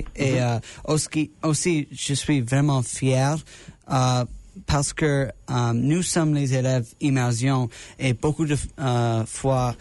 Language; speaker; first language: French; non-native, learner; English